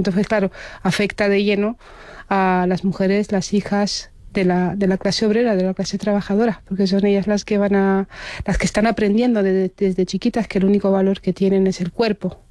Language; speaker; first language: Spanish; non-native, fluent; Romanian